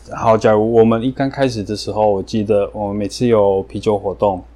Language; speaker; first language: Chinese; early bilingual, heritage; Chinese